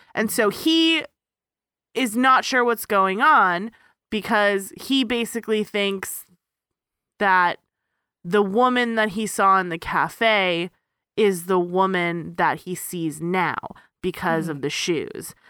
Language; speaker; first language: English; native; English